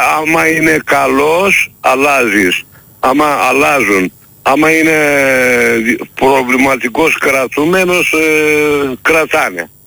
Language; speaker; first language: Greek; non-native, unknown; Turkish